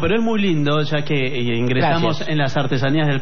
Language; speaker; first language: Spanish; native; Spanish